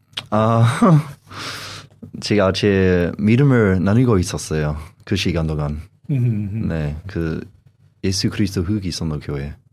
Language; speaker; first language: Korean; non-native, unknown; English